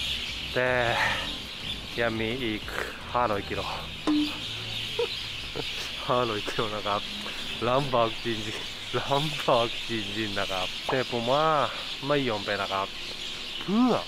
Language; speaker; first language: Thai; non-native, learner; Japanese